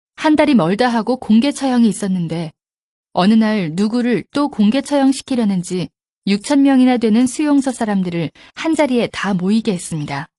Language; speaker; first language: Korean; native; Korean